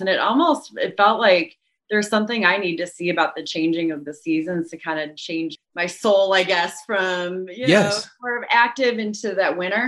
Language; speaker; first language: English; native; English